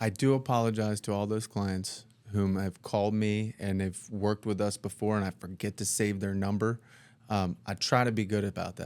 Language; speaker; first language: English; native; English